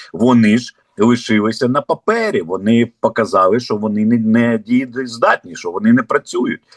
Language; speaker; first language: Ukrainian; non-native, local second language; Russian